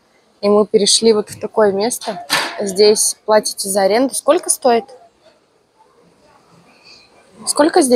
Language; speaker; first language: Russian; native; Russian